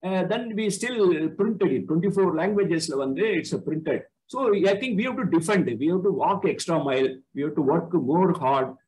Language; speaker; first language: English; non-native, local second language; Tamil